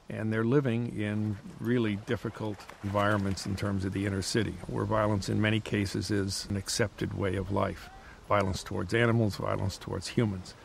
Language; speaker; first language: English; native; English